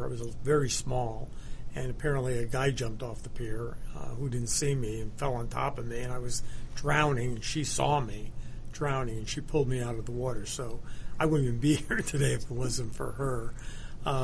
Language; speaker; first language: English; native; English